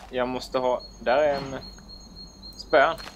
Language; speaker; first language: Swedish; native; Swedish